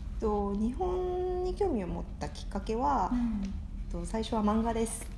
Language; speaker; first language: Japanese; non-native, fluent; Korean